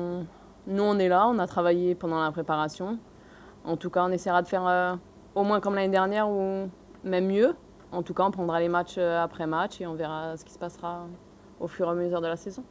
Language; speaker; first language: French; native; French